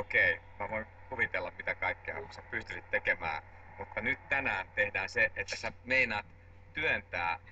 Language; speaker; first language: Finnish; native; Finnish